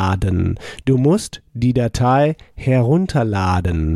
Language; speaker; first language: German; non-native, fluent; English